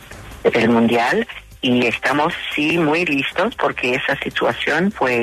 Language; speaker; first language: Spanish; non-native, fluent; English